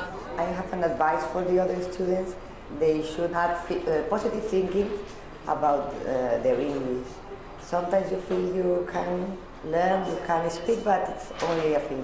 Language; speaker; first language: English; non-native, learner; Spanish